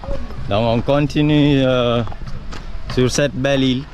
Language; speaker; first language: French; non-native, local second language; Susu